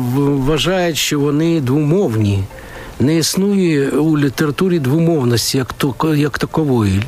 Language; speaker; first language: Ukrainian; non-native, local second language; Russian